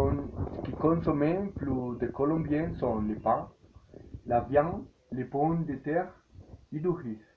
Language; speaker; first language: French; non-native, learner; Spanish